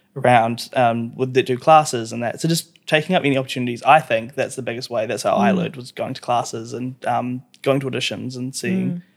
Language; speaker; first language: English; native; English